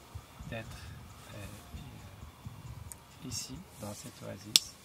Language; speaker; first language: French; non-native, local second language; Arabic